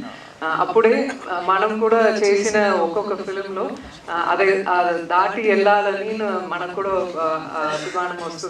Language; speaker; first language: Telugu; non-native, learner; Tamil